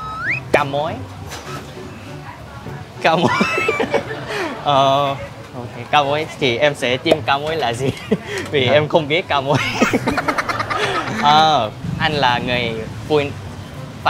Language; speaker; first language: Vietnamese; early bilingual, other home language; Korean